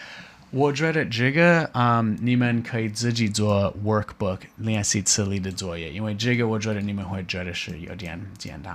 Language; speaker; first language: Chinese; non-native, fluent; English